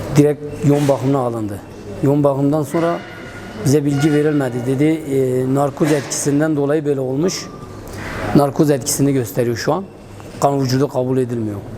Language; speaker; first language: Turkish; non-native, local second language; Kurdish